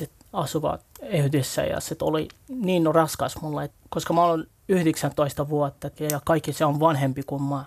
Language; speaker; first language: Finnish; non-native, learner; Arabic